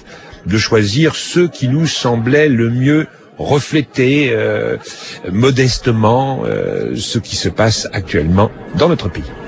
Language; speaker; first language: French; native; French